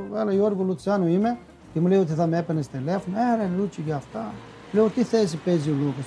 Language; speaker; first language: Greek; non-native, fluent; Portuguese